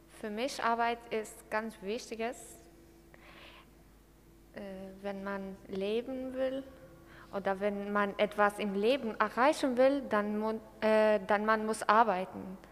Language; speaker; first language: German; non-native, learner; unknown